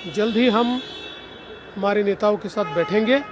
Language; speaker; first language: Hindi; non-native, local second language; Marathi